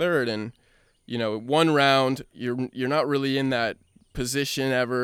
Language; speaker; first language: English; native; English